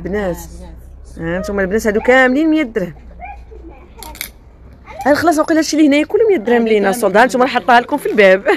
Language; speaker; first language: Arabic; native; Arabic